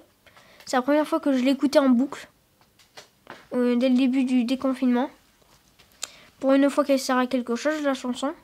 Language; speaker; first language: French; native; French